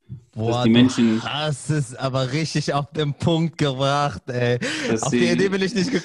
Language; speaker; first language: German; non-native, fluent; Arabic